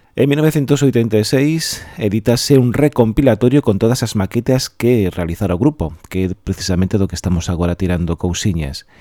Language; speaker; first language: Galician; non-native, local second language; Spanish